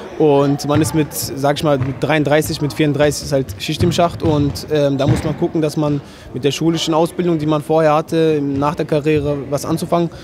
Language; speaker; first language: German; early bilingual, other home language; Turkish